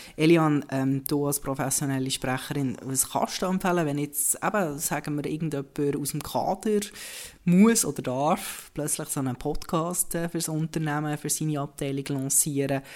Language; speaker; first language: German; native; German